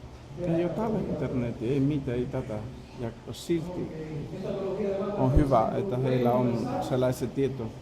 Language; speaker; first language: Finnish; non-native, fluent; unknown